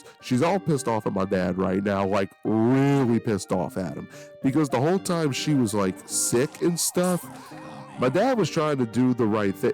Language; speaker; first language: English; native; English